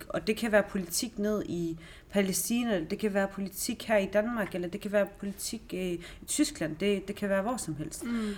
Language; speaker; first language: Danish; early bilingual, other home language; Arabic